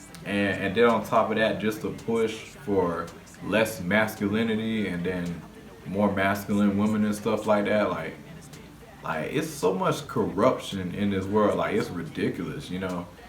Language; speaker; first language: English; native; English